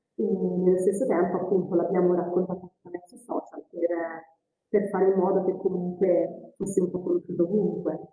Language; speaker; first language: Italian; native; Italian